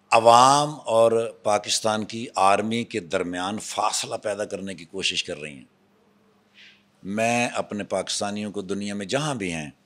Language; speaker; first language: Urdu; non-native, local second language; Punjabi